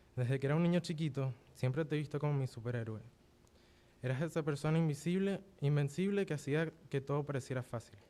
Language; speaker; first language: Spanish; early bilingual, other home language; English